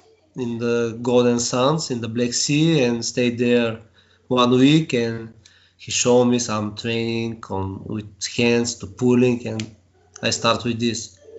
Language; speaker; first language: English; non-native, learner; Bulgarian